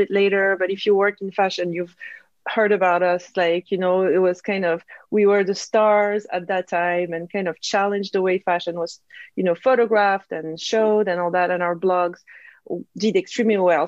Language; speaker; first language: English; non-native, fluent; French